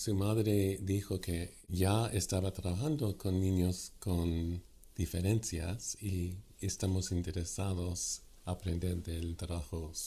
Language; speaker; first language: Spanish; non-native, fluent; English